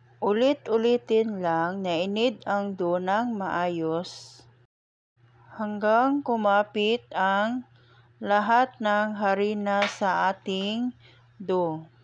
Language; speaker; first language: Filipino; non-native, local second language; Cebuano